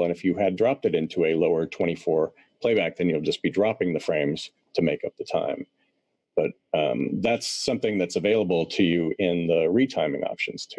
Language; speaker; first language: English; native; English